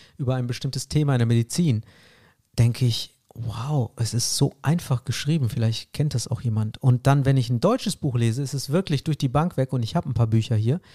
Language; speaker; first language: German; non-native, fluent; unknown